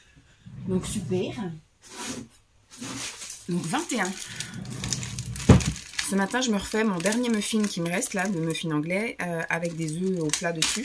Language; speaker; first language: French; native; French